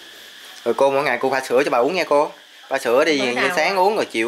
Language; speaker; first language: Vietnamese; native; Vietnamese